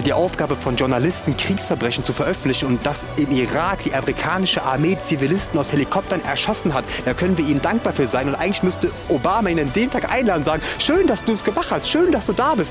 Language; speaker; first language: German; native; German